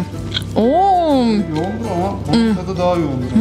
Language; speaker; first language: Turkish; native; Turkish